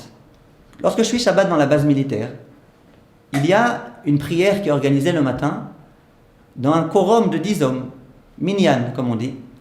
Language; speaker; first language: French; native; French